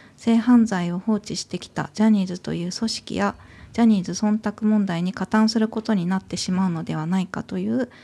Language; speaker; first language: Japanese; native; Japanese